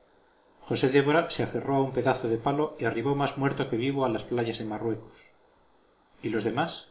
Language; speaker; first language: Spanish; native; Spanish